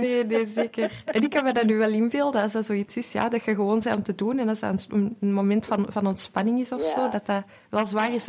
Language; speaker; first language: Dutch; native; Dutch